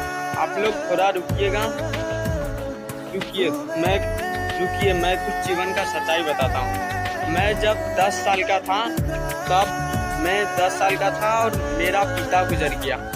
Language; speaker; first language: Hindi; non-native, fluent; Bangla